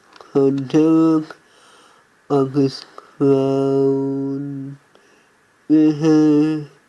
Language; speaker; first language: Irish; non-native, learner; English